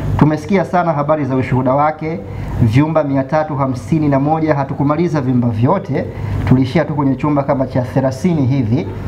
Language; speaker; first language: Swahili; native; Swahili